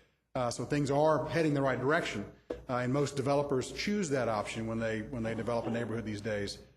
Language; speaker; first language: English; native; English